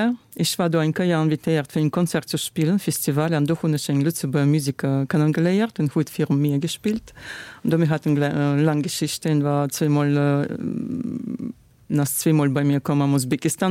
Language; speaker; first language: German; non-native, learner; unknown